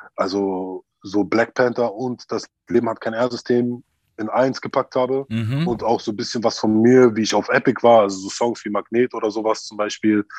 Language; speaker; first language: German; native; German